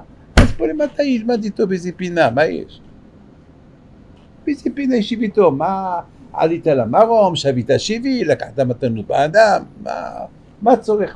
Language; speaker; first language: Hebrew; non-native, fluent; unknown